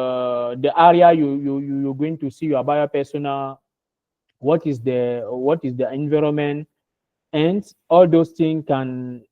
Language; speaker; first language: English; non-native, learner; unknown